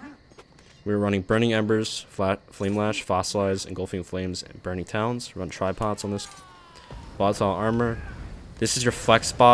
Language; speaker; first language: English; native; English